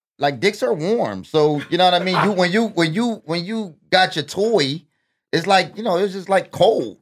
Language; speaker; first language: English; native; English